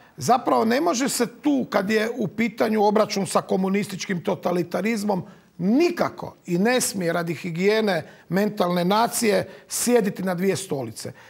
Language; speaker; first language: Croatian; native; Croatian